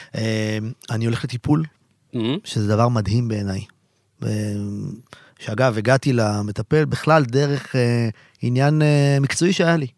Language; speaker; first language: Hebrew; native; Hebrew